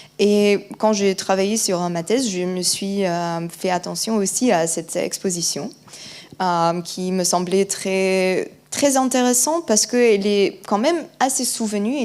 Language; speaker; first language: French; non-native, fluent; Polish